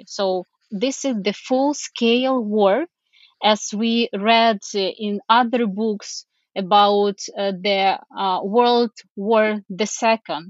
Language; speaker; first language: English; non-native, fluent; Ukrainian